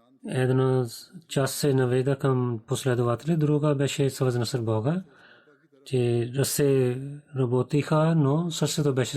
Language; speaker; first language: Bulgarian; non-native, learner; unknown